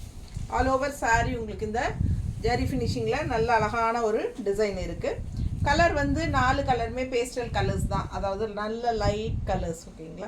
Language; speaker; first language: Tamil; native; Tamil